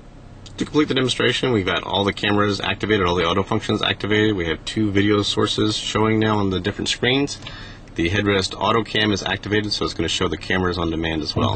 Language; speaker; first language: English; native; English